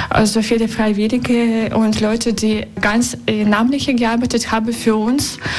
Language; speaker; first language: German; non-native, learner; Russian